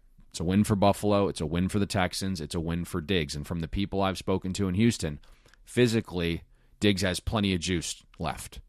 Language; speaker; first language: English; native; English